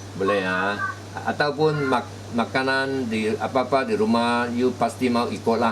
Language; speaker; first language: Malay; native; Malay